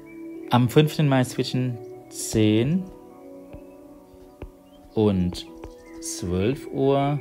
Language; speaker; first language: German; non-native, fluent; Thai